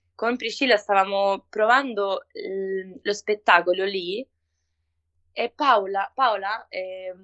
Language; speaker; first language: Italian; non-native, fluent; Spanish